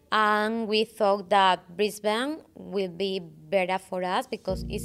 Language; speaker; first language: English; non-native, learner; Spanish